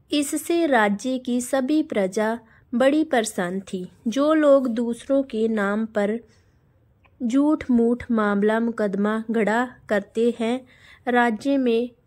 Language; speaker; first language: Hindi; non-native, local second language; Punjabi